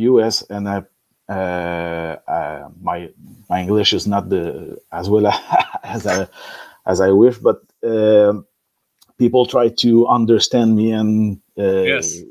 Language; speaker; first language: English; non-native, learner; French